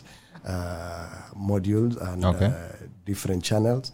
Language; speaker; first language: English; non-native, local second language; Swahili